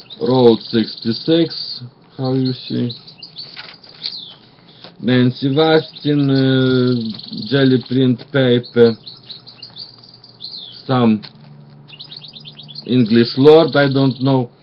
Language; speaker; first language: English; non-native, learner; Russian